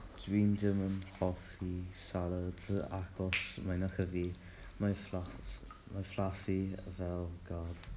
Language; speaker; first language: Welsh; non-native, learner; English